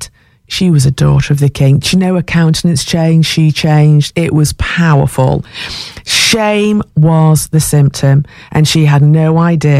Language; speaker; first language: English; native; English